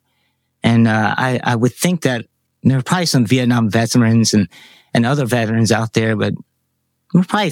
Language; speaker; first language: English; early bilingual, other home language; Vietnamese